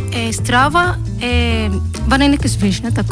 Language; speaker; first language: Ukrainian; non-native, learner; Spanish